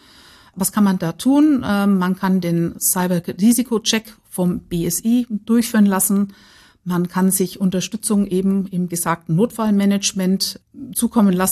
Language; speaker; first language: German; native; German